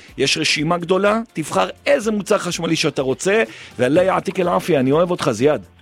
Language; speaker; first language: Hebrew; native; Hebrew